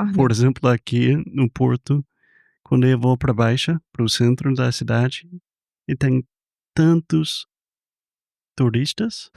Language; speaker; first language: Portuguese; non-native, fluent; English